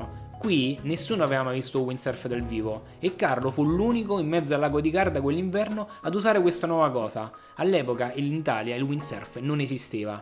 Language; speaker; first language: Italian; native; Italian